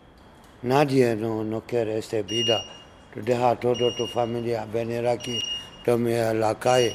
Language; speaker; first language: Spanish; non-native, learner; Arabic